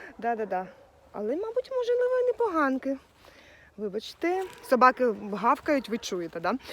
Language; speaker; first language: Ukrainian; non-native, local second language; Russian